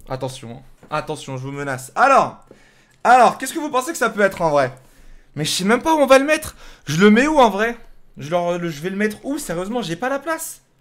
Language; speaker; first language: French; native; French